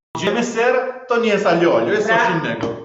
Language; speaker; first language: Polish; non-native, learner; Italian